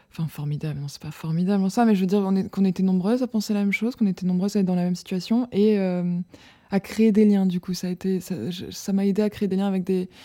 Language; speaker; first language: French; native; French